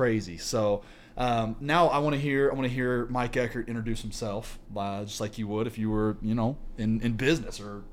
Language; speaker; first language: English; native; English